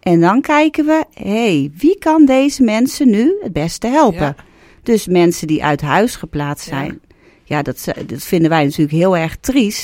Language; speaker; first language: Dutch; native; Dutch